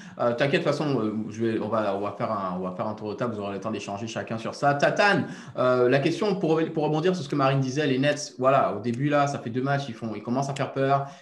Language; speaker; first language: French; native; French